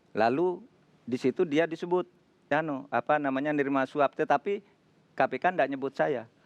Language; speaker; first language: Indonesian; non-native, local second language; Madurese